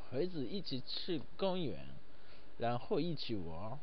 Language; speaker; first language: Chinese; non-native, learner; Japanese